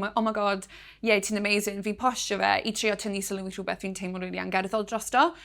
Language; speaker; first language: Welsh; non-native, local second language; English